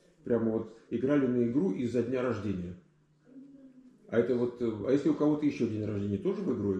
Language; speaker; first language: Russian; native; Russian